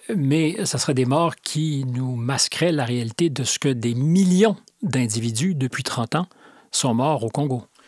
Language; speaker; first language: French; native; French